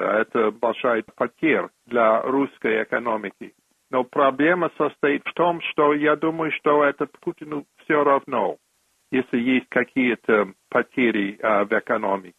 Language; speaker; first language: Russian; non-native, fluent; English